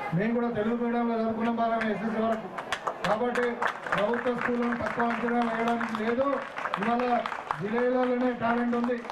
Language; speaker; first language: Telugu; native; Telugu